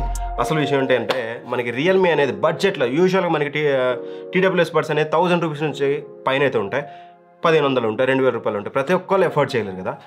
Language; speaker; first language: Telugu; native; Telugu